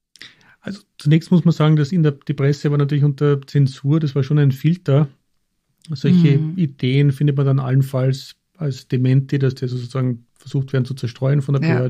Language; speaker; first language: German; native; German